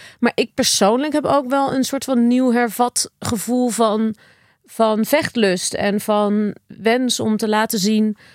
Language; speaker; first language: Dutch; native; Dutch